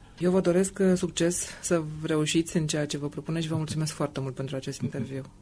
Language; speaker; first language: Romanian; native; Romanian